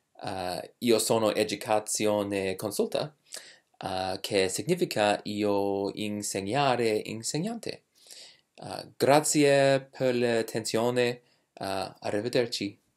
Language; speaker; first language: Italian; non-native, learner; English